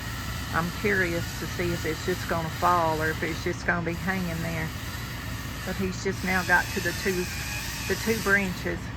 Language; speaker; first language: English; native; English